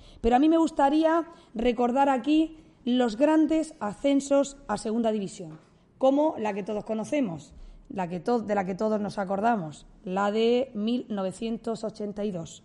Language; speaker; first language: Spanish; native; Spanish